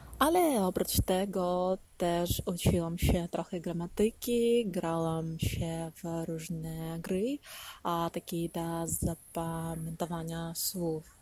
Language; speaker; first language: Polish; non-native, learner; Ukrainian